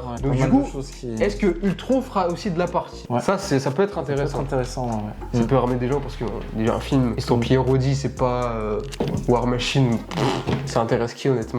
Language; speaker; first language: French; native; French